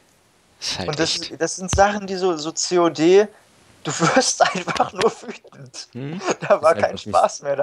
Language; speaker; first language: German; native; German